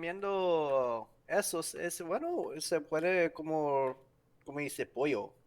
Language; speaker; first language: Spanish; non-native, learner; English